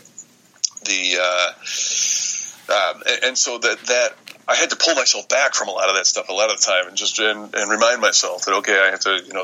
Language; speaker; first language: English; native; English